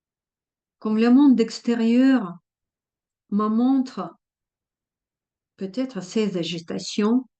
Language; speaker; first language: French; non-native, fluent; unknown